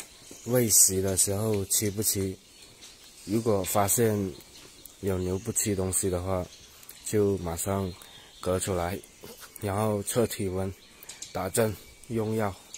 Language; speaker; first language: Chinese; non-native, local second language; Cantonese